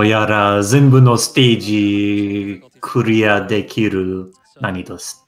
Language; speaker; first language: Japanese; non-native, learner; English